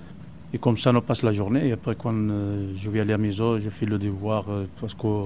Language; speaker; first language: French; non-native, learner; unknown